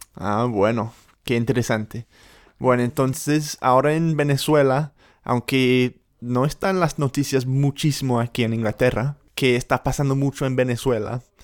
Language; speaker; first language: Spanish; non-native, fluent; English